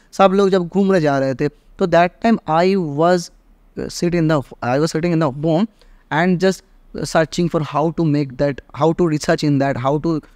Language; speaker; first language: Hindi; native; Hindi